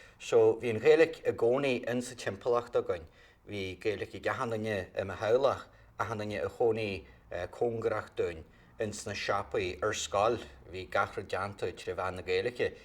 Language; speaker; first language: Irish; native; Irish